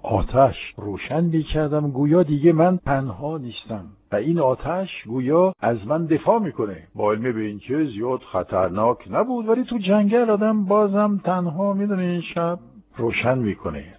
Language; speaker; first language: Persian; non-native, fluent; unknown